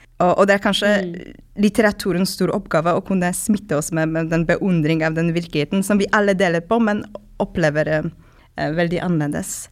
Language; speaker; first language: Norwegian; non-native, fluent; Polish